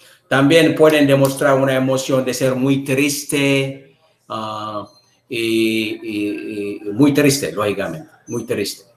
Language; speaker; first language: Spanish; non-native, learner; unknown